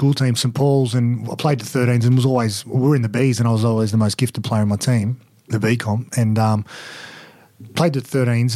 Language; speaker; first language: English; native; English